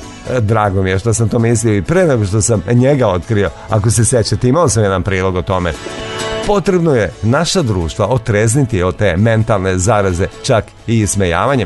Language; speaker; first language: Serbian; native; Serbian